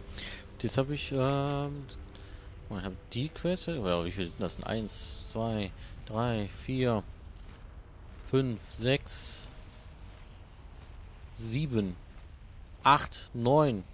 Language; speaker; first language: German; native; German